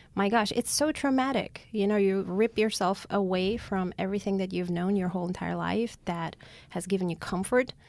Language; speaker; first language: English; non-native, fluent; Armenian